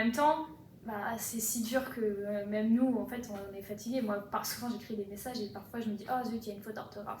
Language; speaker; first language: French; native; French